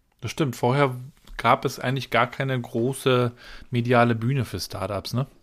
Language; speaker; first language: German; native; German